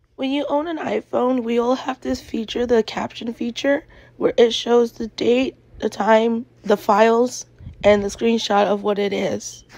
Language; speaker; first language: English; native; English